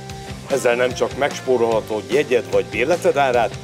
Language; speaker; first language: Hungarian; native; Hungarian